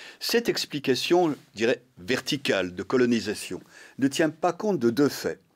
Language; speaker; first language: French; native; French